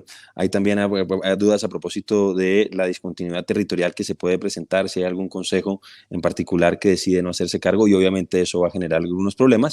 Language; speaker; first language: Spanish; native; Spanish